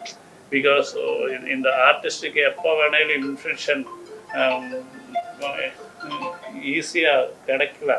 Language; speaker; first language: Tamil; non-native, learner; Malayalam